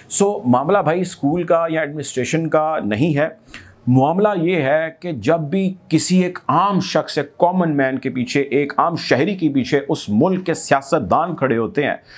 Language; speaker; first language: Urdu; native; Urdu